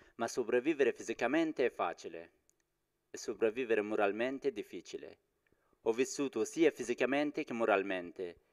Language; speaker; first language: Italian; non-native, fluent; Persian